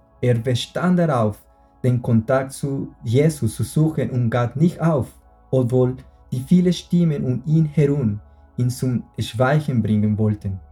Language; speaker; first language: German; non-native, fluent; Spanish